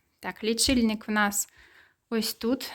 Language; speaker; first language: Ukrainian; native; Ukrainian